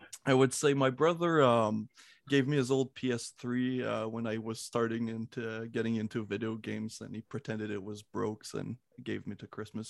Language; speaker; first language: English; non-native, fluent; French